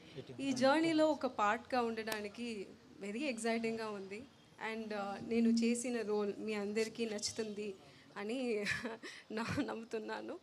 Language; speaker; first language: Telugu; non-native, local second language; Tamil